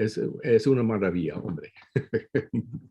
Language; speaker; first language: Spanish; non-native, fluent; English